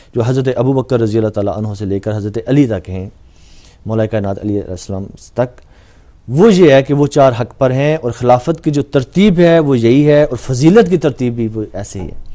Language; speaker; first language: Urdu; non-native, local second language; Punjabi